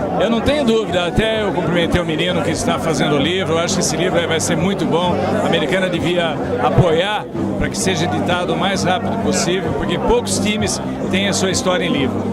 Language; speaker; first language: Portuguese; native; Portuguese